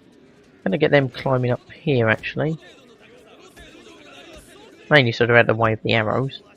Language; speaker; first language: English; native; English